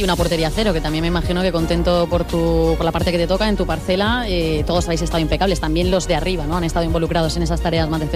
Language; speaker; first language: Spanish; native; Spanish